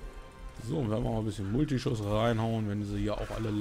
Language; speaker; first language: German; native; German